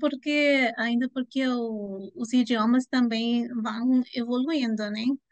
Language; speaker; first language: Portuguese; non-native, fluent; Spanish